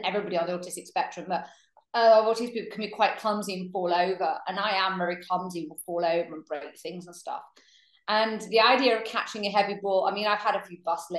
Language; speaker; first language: English; native; English